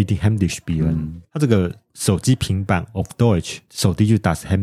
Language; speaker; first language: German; non-native, fluent; Chinese